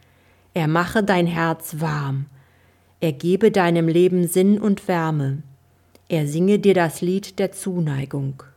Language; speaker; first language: German; native; German